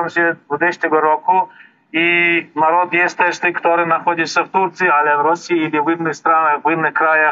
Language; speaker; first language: Polish; non-native, learner; Turkmen